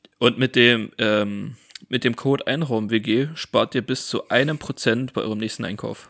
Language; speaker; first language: German; native; German